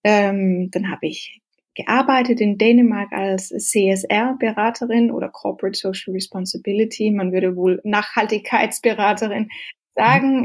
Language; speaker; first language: German; non-native, fluent; Danish